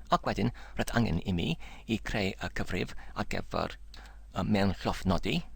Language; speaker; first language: Welsh; non-native, learner; English